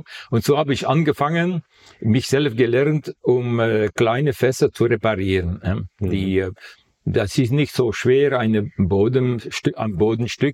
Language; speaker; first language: German; non-native, fluent; Dutch